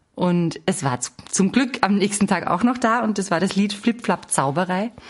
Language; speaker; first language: German; native; German